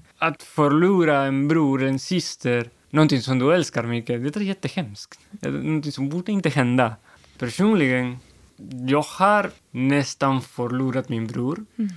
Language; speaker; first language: Swedish; non-native, fluent; Spanish